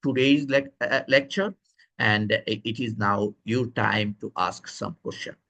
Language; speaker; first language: English; non-native, local second language; Bangla